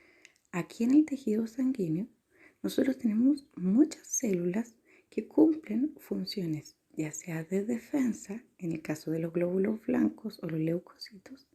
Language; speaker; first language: Spanish; native; Spanish